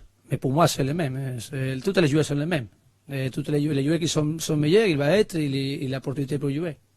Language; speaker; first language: French; non-native, learner; Spanish